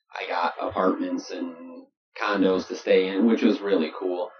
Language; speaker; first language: English; native; English